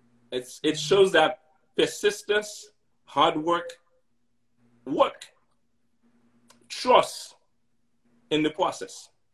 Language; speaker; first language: English; non-native, fluent; Haitian Creole